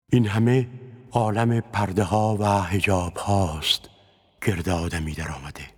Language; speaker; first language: Persian; native; Persian